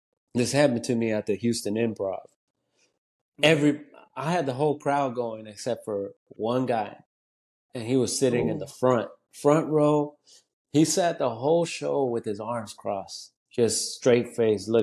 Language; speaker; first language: English; early bilingual, other home language; Spanish